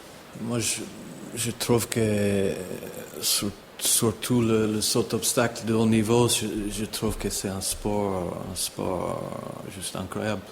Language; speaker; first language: French; non-native, fluent; English